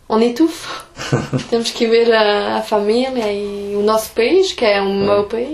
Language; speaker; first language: Portuguese; early bilingual, heritage; Portuguese